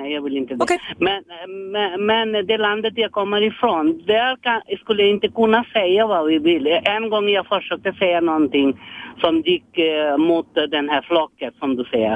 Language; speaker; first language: Swedish; non-native, learner; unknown